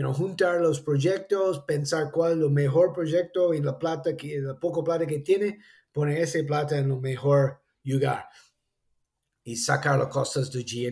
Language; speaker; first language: Spanish; non-native, fluent; English